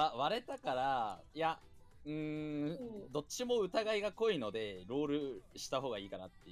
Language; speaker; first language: Japanese; native; Japanese